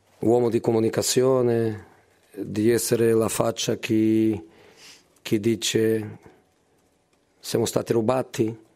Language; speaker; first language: Italian; non-native, fluent; Portuguese